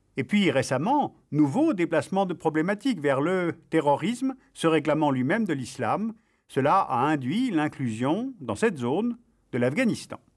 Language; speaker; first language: French; native; French